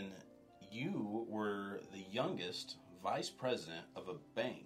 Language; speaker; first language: English; native; English